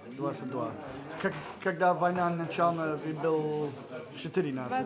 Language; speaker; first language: Russian; non-native, learner; English